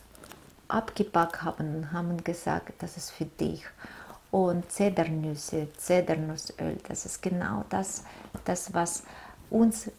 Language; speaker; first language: German; non-native, fluent; Russian